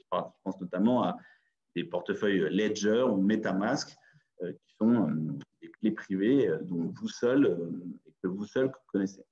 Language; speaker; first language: French; native; French